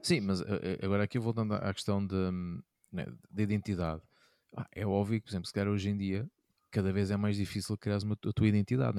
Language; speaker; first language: Portuguese; native; Portuguese